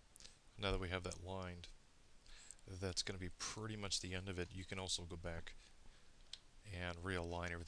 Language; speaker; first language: English; native; English